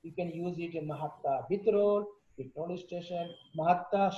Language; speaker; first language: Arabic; non-native, fluent; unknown